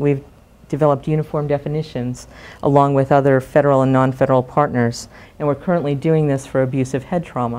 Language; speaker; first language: English; native; English